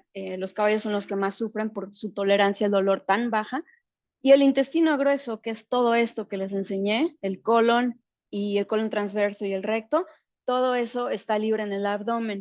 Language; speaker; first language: Spanish; native; Spanish